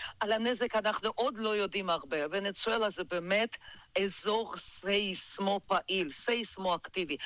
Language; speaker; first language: Hebrew; non-native, fluent; Georgian